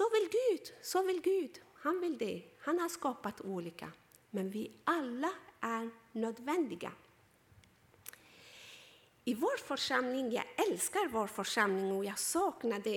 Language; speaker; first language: Swedish; non-native, fluent; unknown